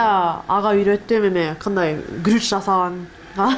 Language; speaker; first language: Kyrgyz; non-native, learner; English